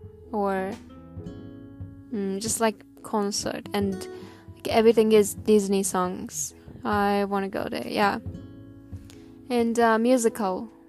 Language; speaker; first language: English; non-native, learner; Japanese